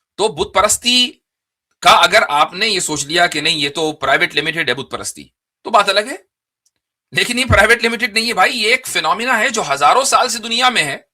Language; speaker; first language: Urdu; native; Urdu